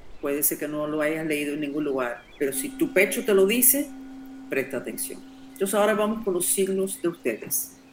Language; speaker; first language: Spanish; non-native, fluent; English